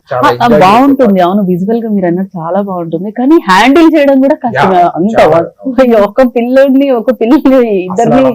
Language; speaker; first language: Telugu; native; Telugu